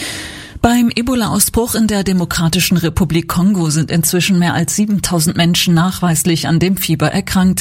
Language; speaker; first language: German; native; German